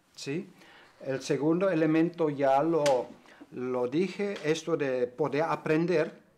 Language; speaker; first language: Spanish; non-native, fluent; German